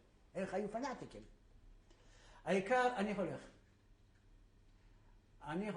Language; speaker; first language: Hebrew; non-native, fluent; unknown